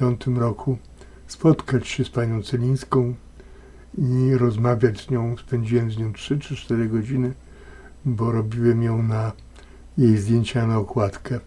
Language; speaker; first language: Polish; native; Polish